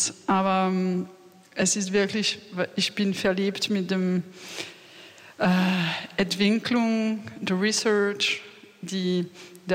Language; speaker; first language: German; non-native, learner; French